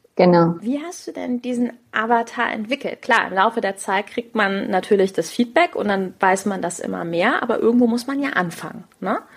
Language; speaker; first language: German; native; German